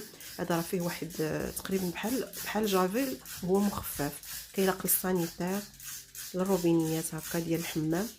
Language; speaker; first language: Arabic; native; Arabic